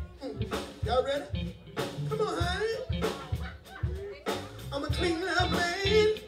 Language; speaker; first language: English; native; English